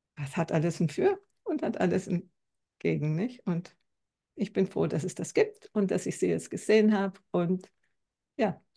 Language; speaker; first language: German; native; German